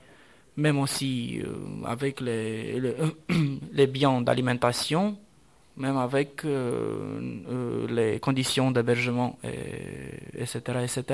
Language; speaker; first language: French; non-native, fluent; Romanian